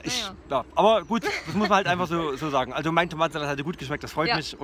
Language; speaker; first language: German; native; German